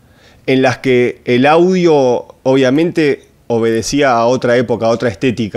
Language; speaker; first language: Spanish; native; Spanish